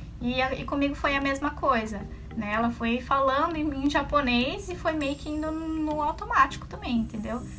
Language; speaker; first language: Portuguese; non-native, local second language; Japanese